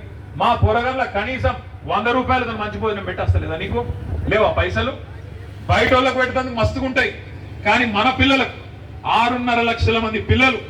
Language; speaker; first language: Telugu; native; Telugu